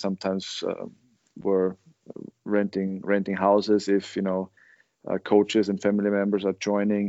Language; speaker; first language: English; non-native, fluent; German